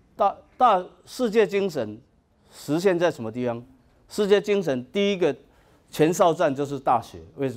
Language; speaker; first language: Chinese; native; Chinese